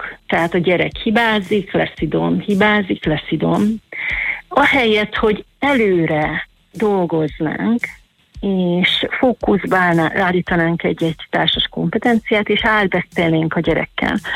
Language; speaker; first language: Hungarian; native; Hungarian